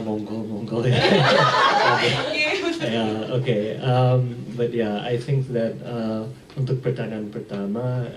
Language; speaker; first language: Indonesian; early bilingual, heritage; English